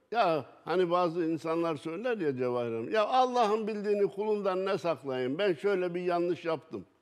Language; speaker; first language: Turkish; native; Turkish